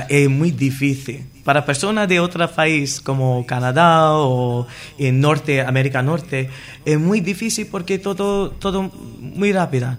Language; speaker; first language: Spanish; non-native, learner; English